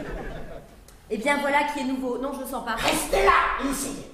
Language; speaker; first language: French; native; French